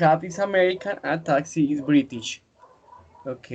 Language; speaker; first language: English; non-native, fluent; Spanish